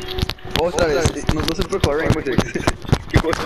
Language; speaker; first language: Spanish; native; Spanish